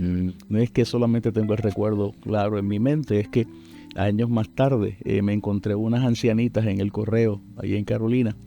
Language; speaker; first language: Spanish; native; Spanish